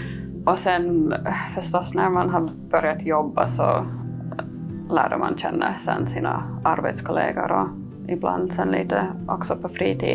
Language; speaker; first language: Swedish; non-native, fluent; English